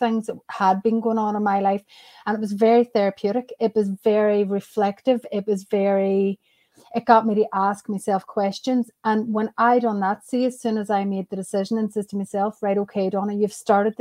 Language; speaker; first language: English; native; English